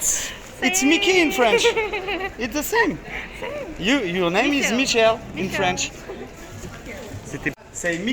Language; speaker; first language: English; non-native, learner; French